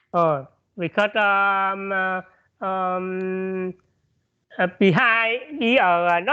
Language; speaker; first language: English; non-native, learner; Vietnamese